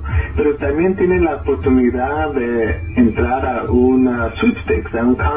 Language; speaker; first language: Spanish; early bilingual, heritage; Spanish